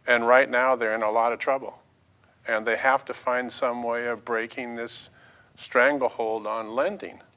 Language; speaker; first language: English; native; English